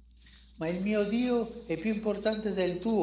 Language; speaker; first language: Italian; non-native, fluent; Spanish